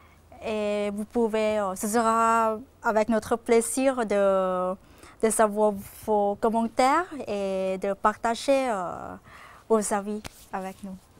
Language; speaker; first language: French; non-native, fluent; Thai